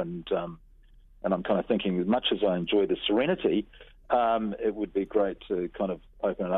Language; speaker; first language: English; native; English